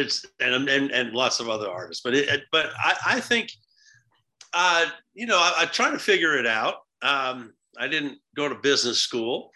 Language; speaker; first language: English; native; English